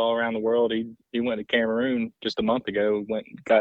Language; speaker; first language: English; native; English